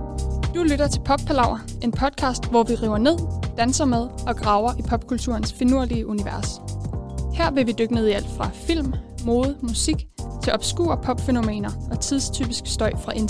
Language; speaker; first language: Danish; native; Danish